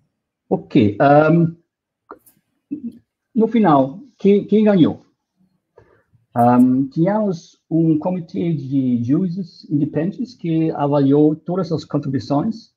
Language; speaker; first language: Portuguese; non-native, fluent; German